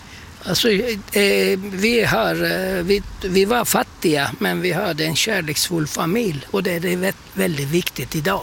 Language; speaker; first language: Swedish; non-native, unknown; Turkish